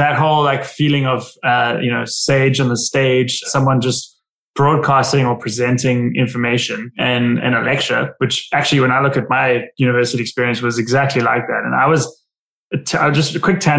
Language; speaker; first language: English; native; English